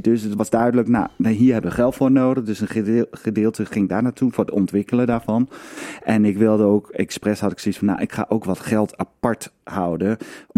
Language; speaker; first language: Dutch; non-native, fluent; Danish